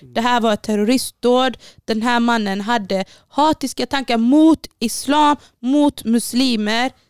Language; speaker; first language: Swedish; early bilingual, other home language; Baluchi